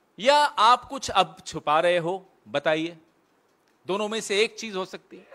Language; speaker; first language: Hindi; native; Hindi